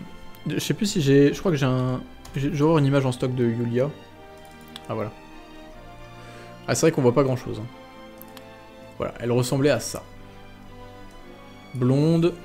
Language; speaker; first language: French; native; French